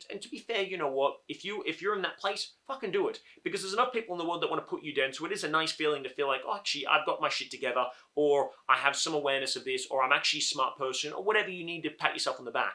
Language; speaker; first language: English; native; English